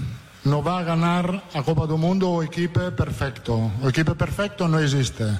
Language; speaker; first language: Spanish; non-native, learner; Italian